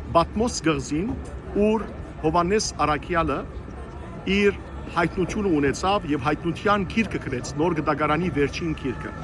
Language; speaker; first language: Armenian; early bilingual, heritage; Armenian